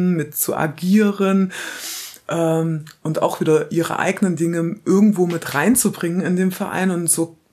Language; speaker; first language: German; native; German